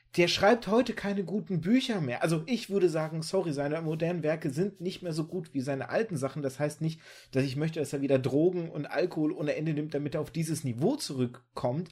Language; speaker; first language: German; early bilingual, other home language; Russian